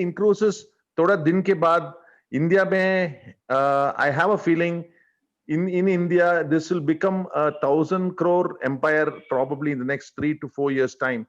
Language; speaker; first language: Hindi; non-native, learner; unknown